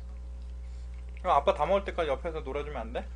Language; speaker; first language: Korean; native; Korean